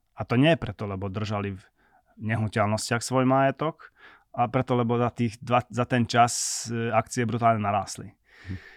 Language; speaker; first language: Slovak; non-native, local second language; Hungarian